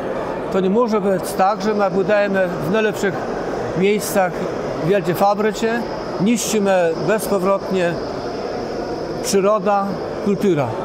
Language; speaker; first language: Polish; non-native, local second language; Kashubian